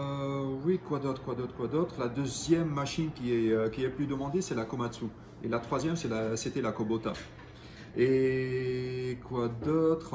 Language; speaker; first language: French; non-native, local second language; Arabic